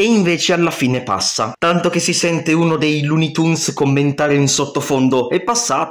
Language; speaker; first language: Italian; native; Italian